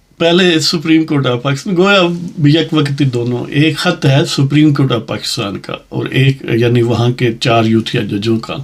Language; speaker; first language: Urdu; non-native, local second language; Punjabi